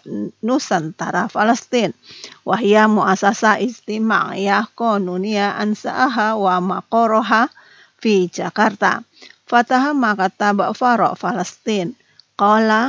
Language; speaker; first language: Arabic; non-native, fluent; Indonesian